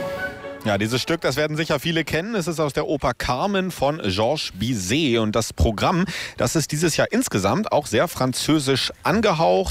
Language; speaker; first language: German; native; German